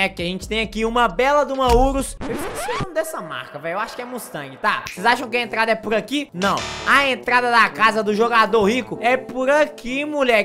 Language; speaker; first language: Portuguese; native; Portuguese